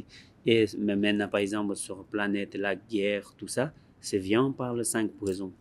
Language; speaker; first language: French; non-native, learner; Tibetan